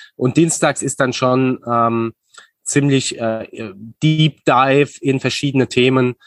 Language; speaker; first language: German; native; German